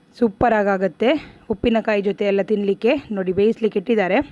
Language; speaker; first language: Kannada; non-native, local second language; Tulu